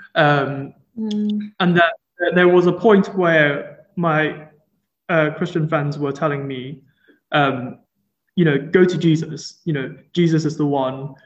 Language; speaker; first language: English; non-native, local second language; Cantonese